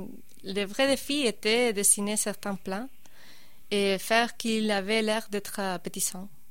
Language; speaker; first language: French; non-native, fluent; Spanish